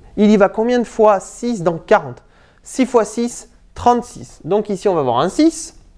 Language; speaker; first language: French; native; French